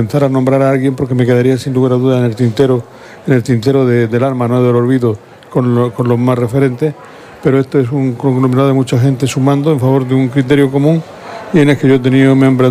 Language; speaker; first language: Spanish; native; Spanish